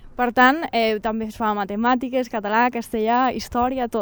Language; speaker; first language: Catalan; native; Catalan